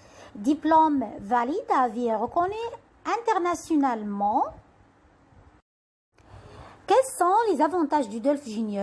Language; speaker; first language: French; non-native, fluent; Arabic